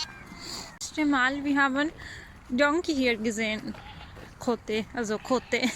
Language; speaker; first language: German; non-native, learner; Urdu